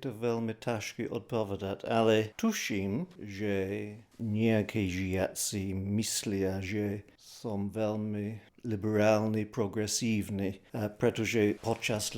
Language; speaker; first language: Slovak; non-native, fluent; English